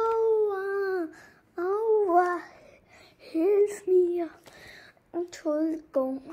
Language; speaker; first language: German; early bilingual, other home language; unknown